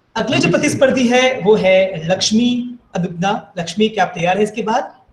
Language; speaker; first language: Hindi; native; Hindi